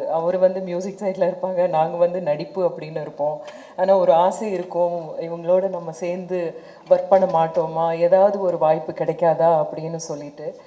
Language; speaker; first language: Tamil; native; Tamil